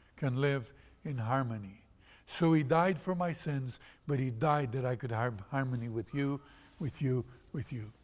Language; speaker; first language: English; non-native, fluent; Portuguese